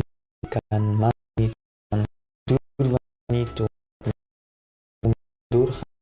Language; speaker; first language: Dutch; early bilingual, other home language; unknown